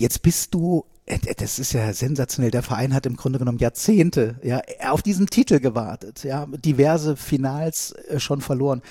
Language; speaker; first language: German; native; German